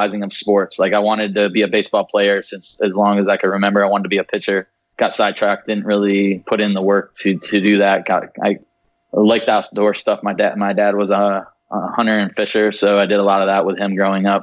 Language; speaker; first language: English; native; English